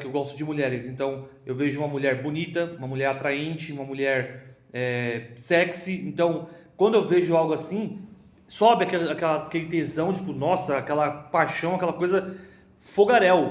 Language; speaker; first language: Portuguese; native; Portuguese